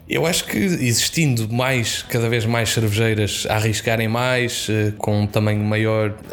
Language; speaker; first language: Portuguese; native; Portuguese